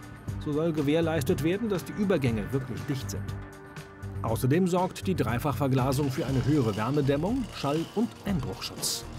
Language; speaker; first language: German; native; German